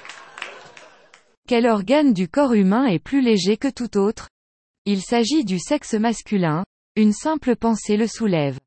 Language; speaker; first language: French; native; French